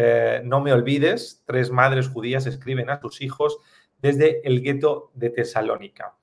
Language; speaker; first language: Spanish; native; Spanish